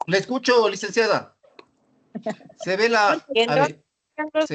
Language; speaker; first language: Spanish; native; Spanish